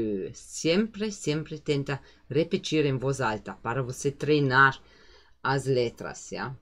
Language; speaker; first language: Portuguese; non-native, fluent; German